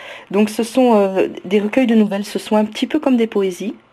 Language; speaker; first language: French; native; French